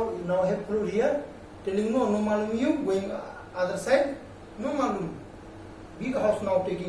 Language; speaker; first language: English; non-native, learner; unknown